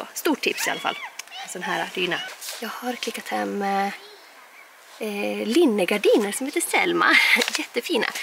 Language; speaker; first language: Swedish; native; Swedish